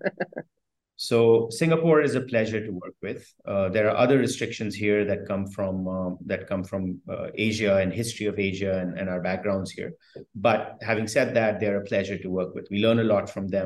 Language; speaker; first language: English; non-native, local second language; Hindi